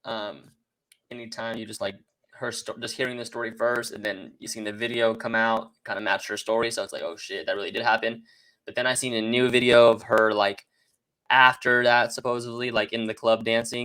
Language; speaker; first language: English; native; English